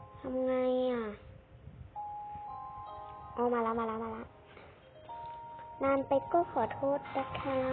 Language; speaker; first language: Thai; native; Thai